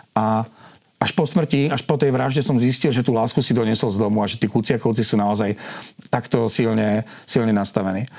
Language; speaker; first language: Slovak; native; Slovak